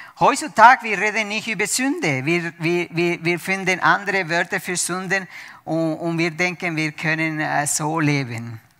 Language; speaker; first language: German; non-native, fluent; Spanish